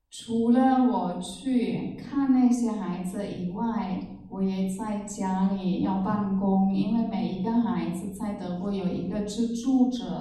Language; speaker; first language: Chinese; non-native, fluent; German